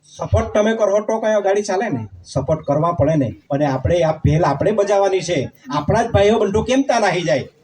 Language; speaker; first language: Gujarati; non-native, local second language; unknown